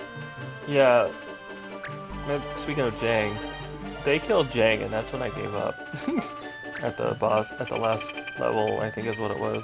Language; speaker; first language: English; native; English